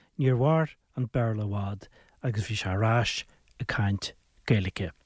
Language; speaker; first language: Irish; native; Irish